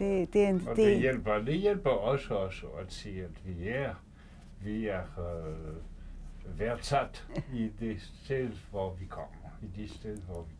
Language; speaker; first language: Danish; non-native, fluent; French